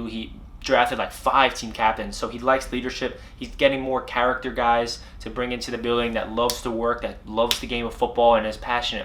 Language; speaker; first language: English; native; English